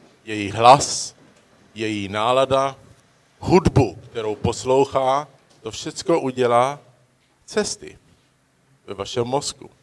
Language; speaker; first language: Czech; early bilingual, heritage; Czech